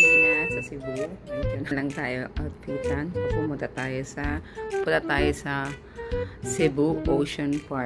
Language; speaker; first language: Filipino; native; Filipino